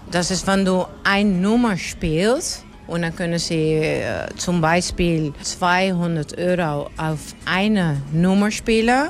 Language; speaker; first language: German; non-native, learner; Dutch